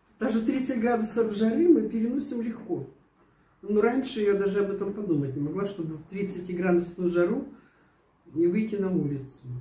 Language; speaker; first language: Russian; native; Russian